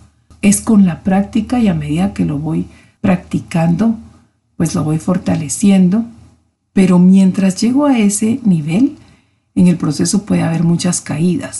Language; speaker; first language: Spanish; native; Spanish